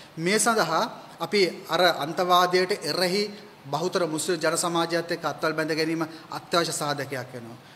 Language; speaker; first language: Sinhala; non-native, local second language; Tamil